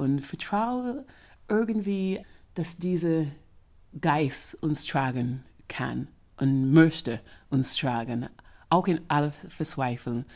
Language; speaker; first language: German; non-native, fluent; English